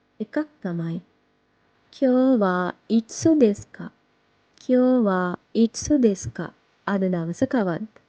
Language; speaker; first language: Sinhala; native; Sinhala